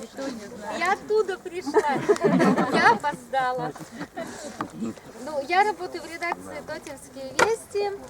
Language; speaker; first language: Russian; native; Russian